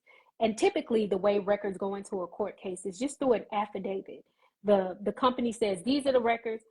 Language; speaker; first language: English; native; English